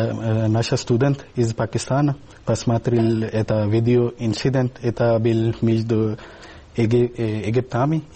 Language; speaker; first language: Russian; non-native, learner; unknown